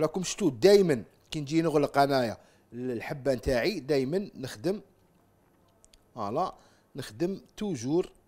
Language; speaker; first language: Arabic; native; Arabic